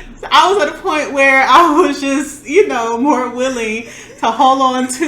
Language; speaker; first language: English; native; English